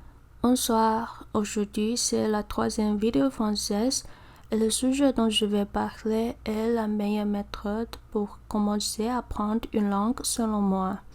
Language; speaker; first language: French; non-native, learner; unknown